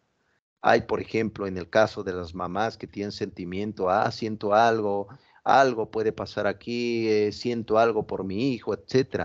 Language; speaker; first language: Spanish; native; Spanish